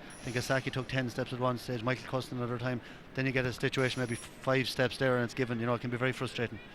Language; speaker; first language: English; native; English